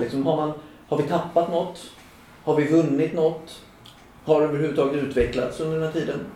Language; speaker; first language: Swedish; native; Swedish